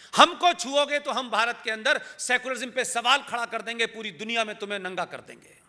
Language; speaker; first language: Hindi; native; Hindi